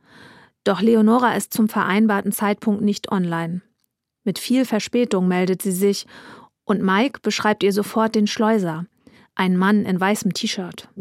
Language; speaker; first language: German; native; German